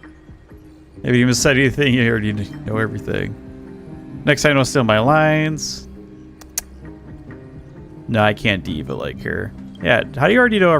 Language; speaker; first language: English; native; English